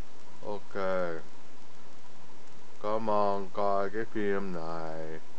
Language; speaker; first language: Vietnamese; early bilingual, heritage; Vietnamese